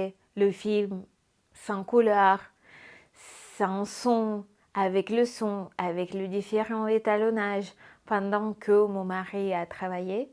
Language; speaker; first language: French; non-native, fluent; Russian